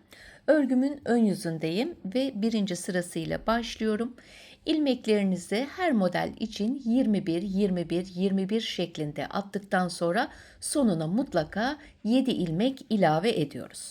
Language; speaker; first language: Turkish; native; Turkish